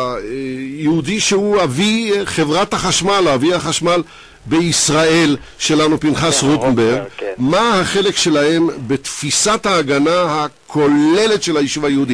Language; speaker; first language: Hebrew; native; Hebrew